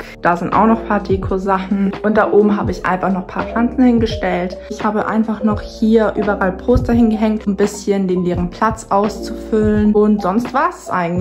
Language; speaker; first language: German; native; German